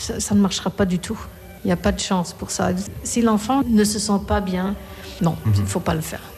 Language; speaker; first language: French; non-native, fluent; Korean